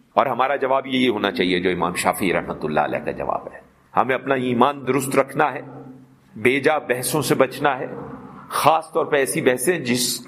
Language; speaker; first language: Urdu; non-native, local second language; Punjabi